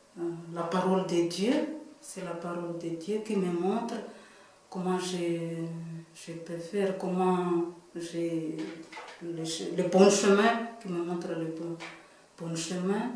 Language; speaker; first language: French; non-native, local second language; Malagasy